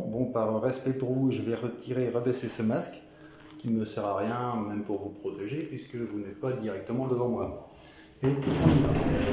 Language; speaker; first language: French; native; French